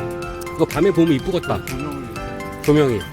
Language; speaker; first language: Korean; native; Korean